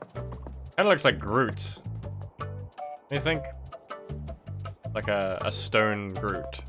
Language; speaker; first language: English; native; English